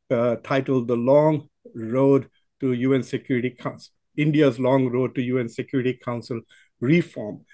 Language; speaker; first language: English; non-native, local second language; Urdu